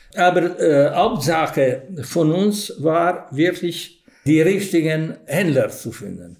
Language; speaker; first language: German; non-native, fluent; Italian